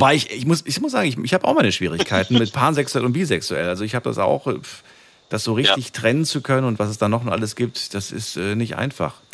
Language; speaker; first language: German; native; German